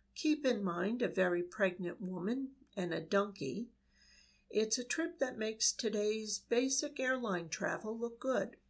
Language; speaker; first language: English; native; English